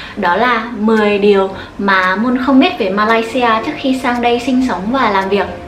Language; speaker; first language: Vietnamese; native; Vietnamese